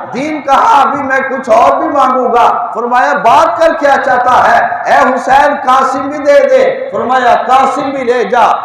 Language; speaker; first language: Urdu; non-native, local second language; Punjabi